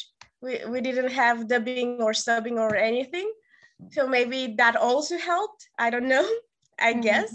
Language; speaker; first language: English; non-native, fluent; Bulgarian